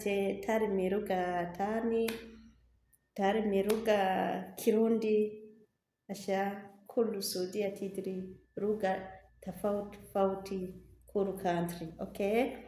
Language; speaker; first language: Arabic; non-native, learner; Rundi